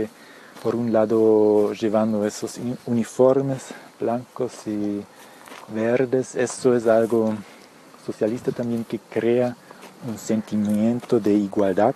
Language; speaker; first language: Spanish; early bilingual, heritage; Spanish